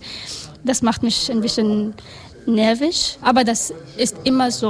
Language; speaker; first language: German; non-native, learner; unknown